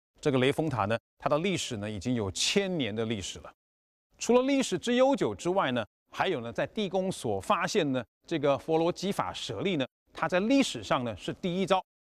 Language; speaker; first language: Chinese; native; Chinese